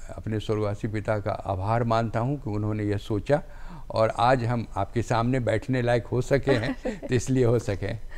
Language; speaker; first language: Hindi; native; Hindi